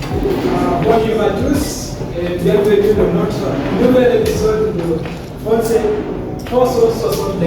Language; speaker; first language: French; non-native, learner; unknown